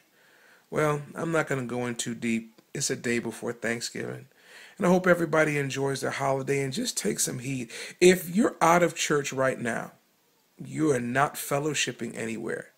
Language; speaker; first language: English; native; English